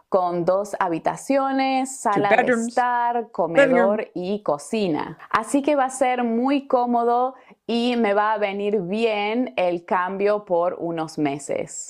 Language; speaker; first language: Spanish; native; Spanish